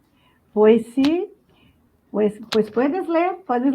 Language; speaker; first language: Spanish; non-native, fluent; Portuguese